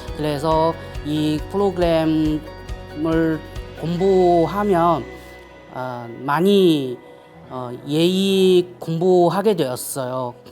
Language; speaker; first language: Korean; non-native, learner; Chinese